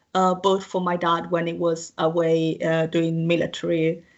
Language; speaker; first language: English; non-native, fluent; Italian